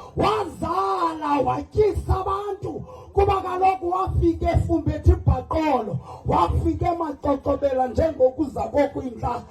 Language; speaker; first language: Xhosa; native; Xhosa